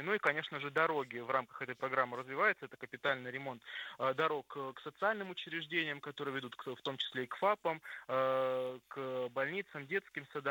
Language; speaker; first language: Russian; native; Russian